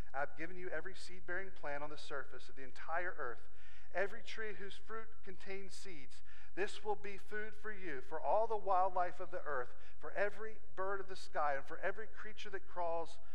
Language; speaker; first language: English; native; English